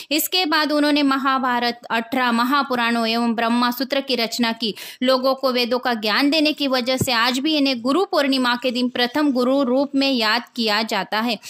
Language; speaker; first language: Hindi; non-native, local second language; Marathi